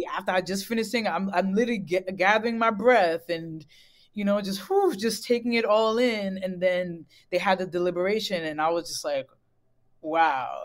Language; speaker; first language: English; native; English